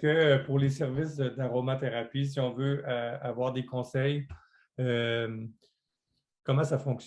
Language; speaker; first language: French; native; French